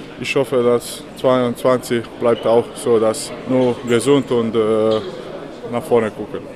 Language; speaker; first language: German; non-native, learner; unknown